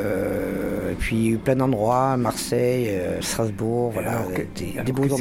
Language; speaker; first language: French; native; French